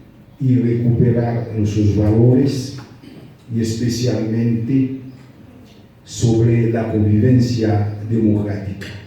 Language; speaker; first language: Spanish; non-native, fluent; Haitian Creole